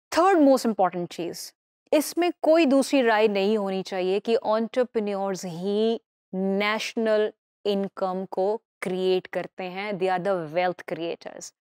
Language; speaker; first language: Urdu; native; Urdu